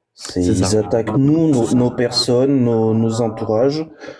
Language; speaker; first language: French; native; French